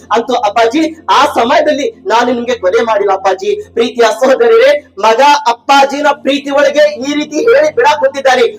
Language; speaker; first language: Kannada; non-native, local second language; Urdu